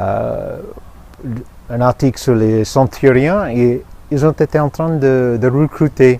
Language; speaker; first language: French; non-native, fluent; English